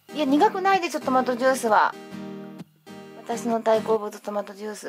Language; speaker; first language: Japanese; native; Japanese